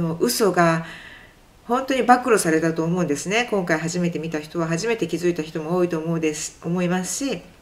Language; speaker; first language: Japanese; native; Japanese